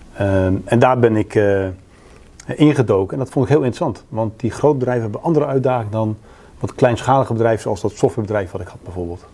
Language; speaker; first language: Dutch; native; Dutch